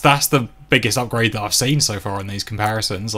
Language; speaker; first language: English; native; English